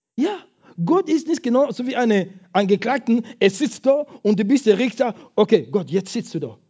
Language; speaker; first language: German; non-native, fluent; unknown